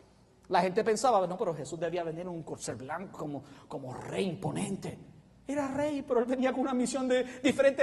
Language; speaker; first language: Spanish; native; Spanish